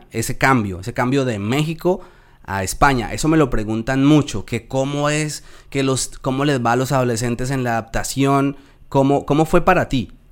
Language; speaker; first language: Spanish; native; Spanish